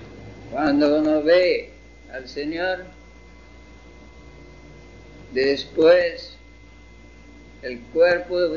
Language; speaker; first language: Spanish; non-native, fluent; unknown